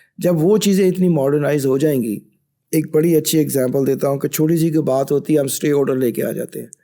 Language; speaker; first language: Urdu; non-native, local second language; Punjabi